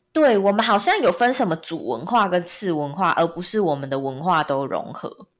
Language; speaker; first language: Chinese; non-native, local second language; Min Nan Chinese